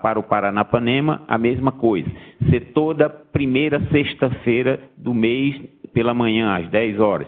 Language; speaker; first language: Portuguese; native; Portuguese